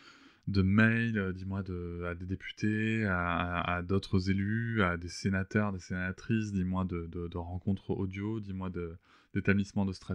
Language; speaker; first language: French; native; French